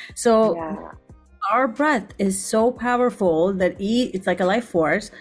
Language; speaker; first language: English; non-native, local second language; Gujarati